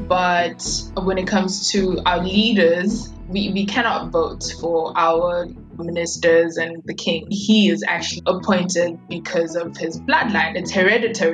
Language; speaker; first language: English; non-native, local second language; Swati